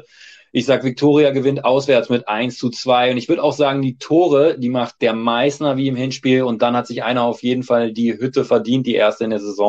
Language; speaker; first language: German; native; German